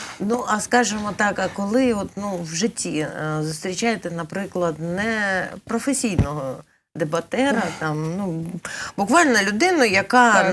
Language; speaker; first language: Ukrainian; native; Ukrainian